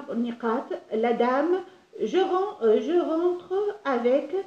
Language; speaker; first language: French; non-native, local second language; Arabic